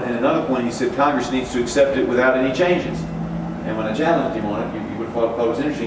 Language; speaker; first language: English; native; English